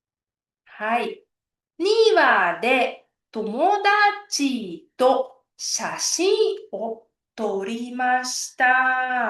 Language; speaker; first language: Japanese; non-native, learner; Uzbek